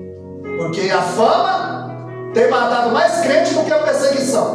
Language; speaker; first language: Portuguese; native; Portuguese